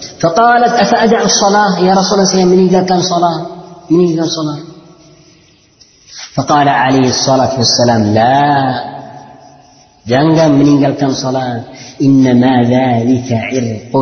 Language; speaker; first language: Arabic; non-native, fluent; Malay